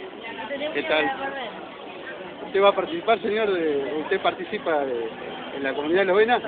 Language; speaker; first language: Spanish; native; Spanish